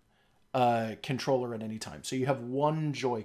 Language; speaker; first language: English; native; English